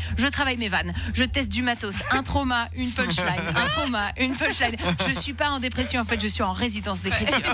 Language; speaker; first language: French; native; French